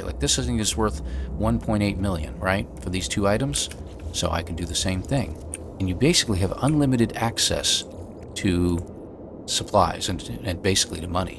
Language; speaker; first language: English; native; English